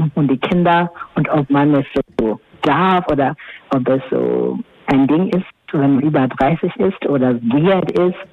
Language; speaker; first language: German; non-native, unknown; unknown